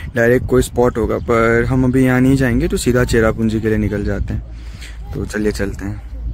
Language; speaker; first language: Hindi; non-native, local second language; Assamese